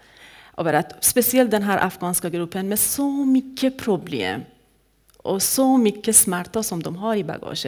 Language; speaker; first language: Swedish; non-native, fluent; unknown